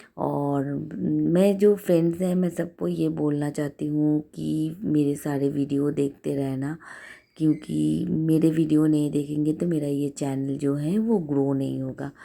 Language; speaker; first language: Hindi; non-native, local second language; Bangla